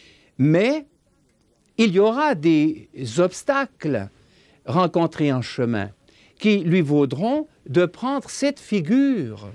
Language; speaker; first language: French; native; French